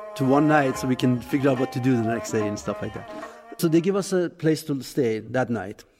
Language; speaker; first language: English; non-native, fluent; Persian